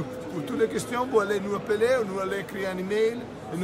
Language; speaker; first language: French; non-native, fluent; Italian